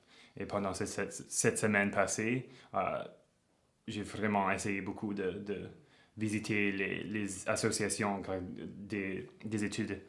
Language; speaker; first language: French; non-native, local second language; English